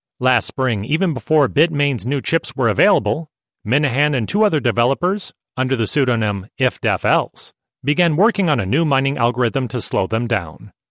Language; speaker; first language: English; native; English